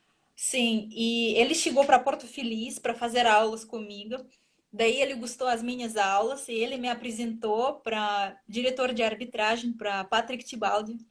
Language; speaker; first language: Portuguese; non-native, fluent; Russian